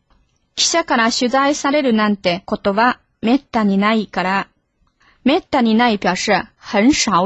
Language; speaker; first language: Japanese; non-native, fluent; Chinese